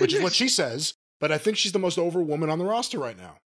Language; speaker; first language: English; native; English